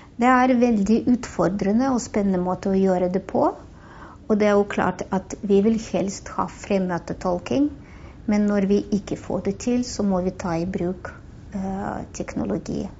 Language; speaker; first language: Norwegian; non-native, fluent; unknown